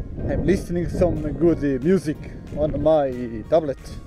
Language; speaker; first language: English; non-native, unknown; Portuguese